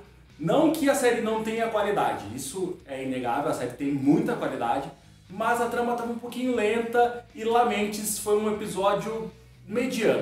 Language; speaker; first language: Portuguese; native; Portuguese